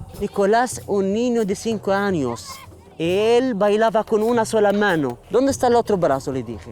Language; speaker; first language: Spanish; non-native, fluent; Arabic